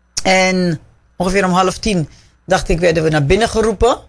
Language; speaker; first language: Dutch; native; Dutch